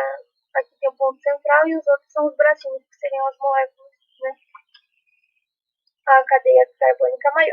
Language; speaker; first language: Portuguese; native; Portuguese